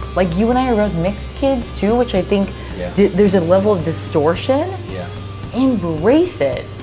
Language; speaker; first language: English; native; English